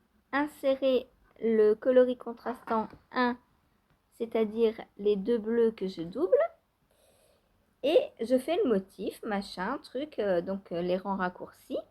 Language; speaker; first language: French; native; French